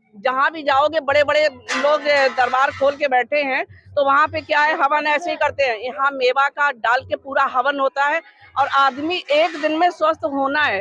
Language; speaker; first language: Hindi; native; Hindi